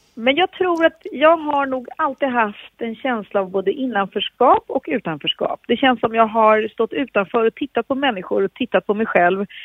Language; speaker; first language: Swedish; native; Swedish